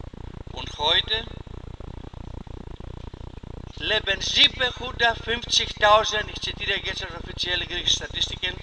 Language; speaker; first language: German; non-native, fluent; Greek